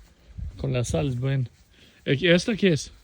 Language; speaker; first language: Spanish; non-native, learner; Albanian